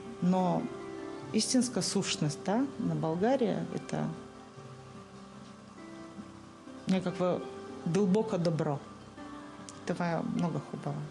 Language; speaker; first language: Bulgarian; non-native, learner; Russian